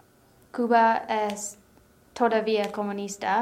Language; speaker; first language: Spanish; non-native, learner; English